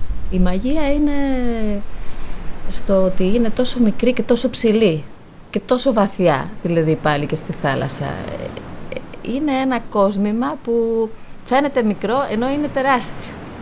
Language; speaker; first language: Greek; non-native, fluent; Spanish